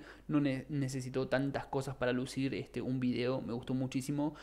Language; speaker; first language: Spanish; native; Spanish